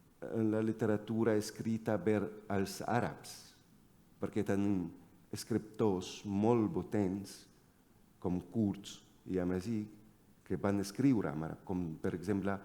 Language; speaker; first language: Catalan; non-native, fluent; Arabic